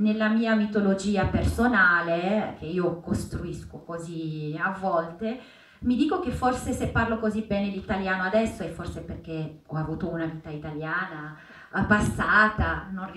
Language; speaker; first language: Italian; non-native, fluent; Arabic